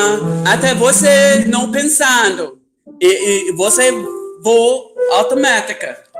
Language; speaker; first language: Portuguese; non-native, learner; English